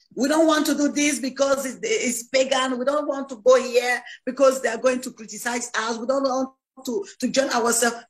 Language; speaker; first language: English; non-native, learner; French